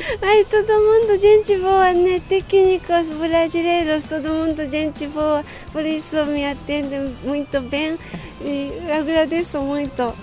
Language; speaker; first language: Portuguese; non-native, fluent; Japanese